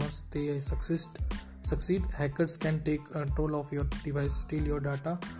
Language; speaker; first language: English; non-native, local second language; Hindi